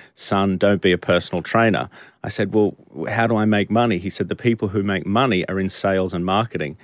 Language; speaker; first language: English; native; English